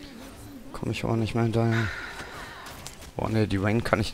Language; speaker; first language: German; native; German